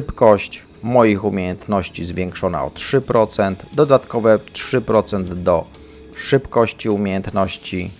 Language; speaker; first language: Polish; native; Polish